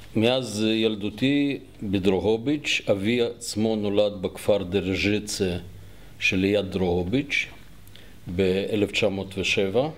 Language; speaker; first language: Hebrew; early bilingual, other home language; Russian